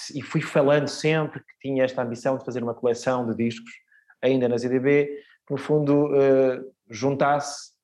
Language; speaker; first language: Portuguese; early bilingual, other home language; Swedish